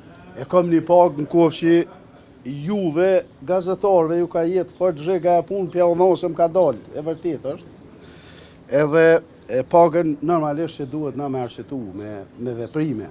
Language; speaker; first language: Albanian; native; Albanian